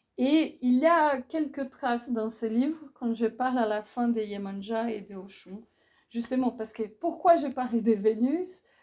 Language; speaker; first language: French; non-native, fluent; Portuguese